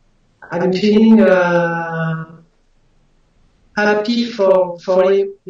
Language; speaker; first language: English; non-native, learner; French